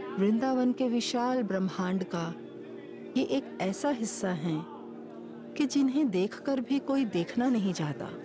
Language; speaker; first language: Hindi; native; Hindi